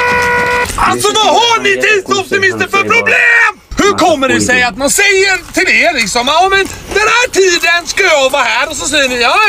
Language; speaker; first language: Swedish; non-native, fluent; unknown